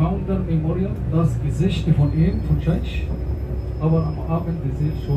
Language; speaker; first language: German; non-native, fluent; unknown